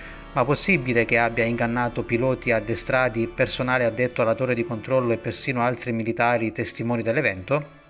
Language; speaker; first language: Italian; native; Italian